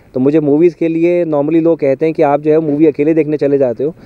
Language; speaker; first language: Hindi; native; Hindi